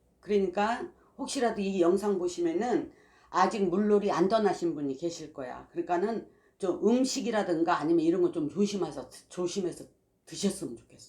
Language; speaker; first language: Korean; native; Korean